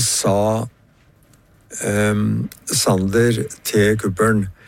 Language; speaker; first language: Norwegian; native; Norwegian